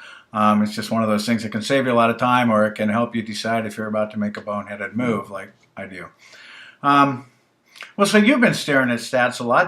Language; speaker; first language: English; native; English